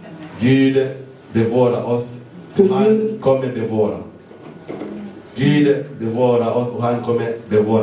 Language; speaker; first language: Swedish; non-native, learner; Lingala